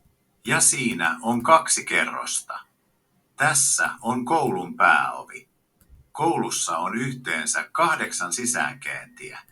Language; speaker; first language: Finnish; non-native, learner; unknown